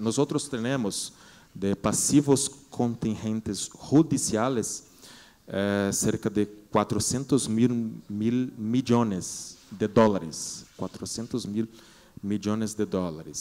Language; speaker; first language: Spanish; non-native, learner; Portuguese